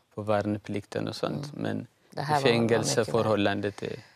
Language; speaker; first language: Swedish; non-native, fluent; Tigrinya